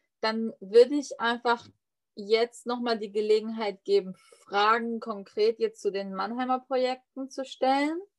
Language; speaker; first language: German; native; German